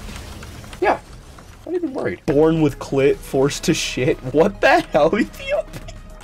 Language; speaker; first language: English; native; English